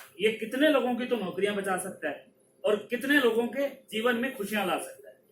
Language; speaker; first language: Hindi; non-native, local second language; Punjabi